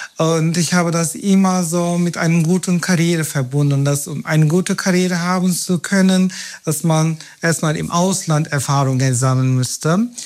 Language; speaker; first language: German; non-native, fluent; Turkish